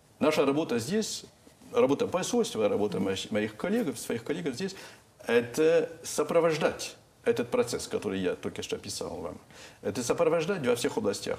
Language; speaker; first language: Russian; non-native, fluent; French